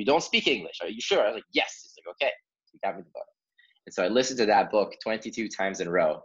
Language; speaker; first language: English; early bilingual, other home language; Hebrew